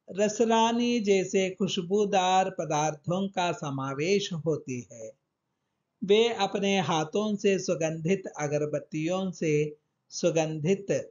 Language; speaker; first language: Hindi; non-native, local second language; Telugu